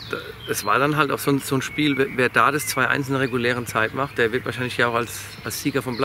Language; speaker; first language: German; native; German